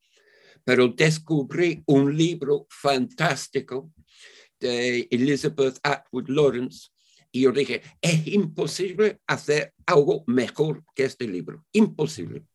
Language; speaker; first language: Spanish; non-native, fluent; English